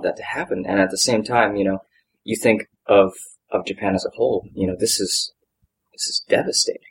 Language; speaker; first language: English; native; English